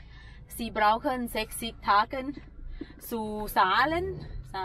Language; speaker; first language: German; non-native, learner; Thai